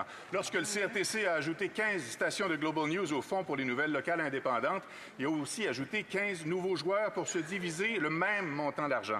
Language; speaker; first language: French; native; French